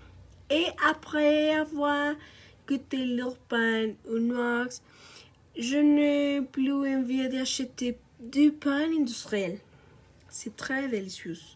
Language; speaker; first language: French; non-native, learner; Spanish